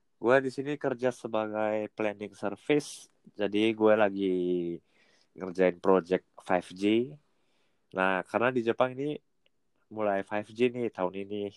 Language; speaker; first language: Indonesian; native; Indonesian